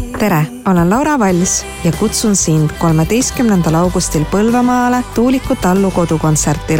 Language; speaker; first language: Estonian; native; Estonian